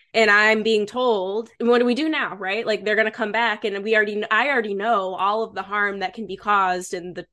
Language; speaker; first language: English; native; English